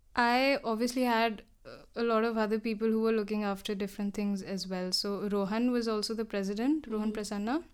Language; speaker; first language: English; non-native, local second language; Hindi